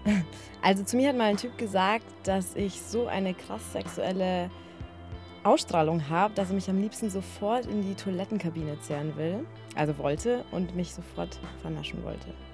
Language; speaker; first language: German; native; German